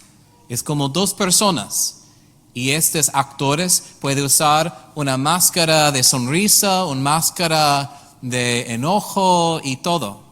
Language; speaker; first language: Spanish; non-native, learner; English